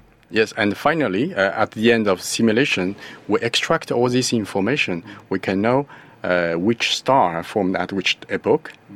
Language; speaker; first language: English; non-native, fluent; Chinese